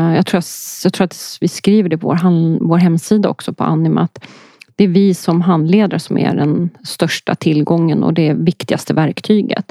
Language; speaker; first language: Swedish; early bilingual, other home language; Polish